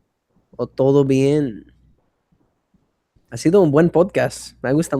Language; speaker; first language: Spanish; non-native, fluent; English